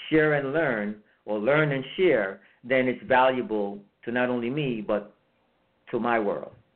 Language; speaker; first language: English; early bilingual, heritage; English